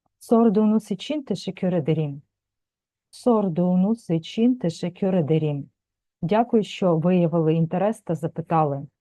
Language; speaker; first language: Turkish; non-native, fluent; Ukrainian